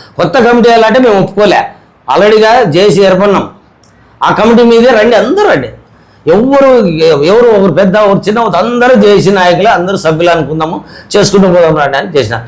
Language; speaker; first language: Telugu; native; Telugu